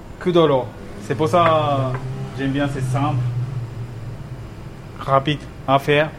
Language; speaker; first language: French; non-native, learner; Japanese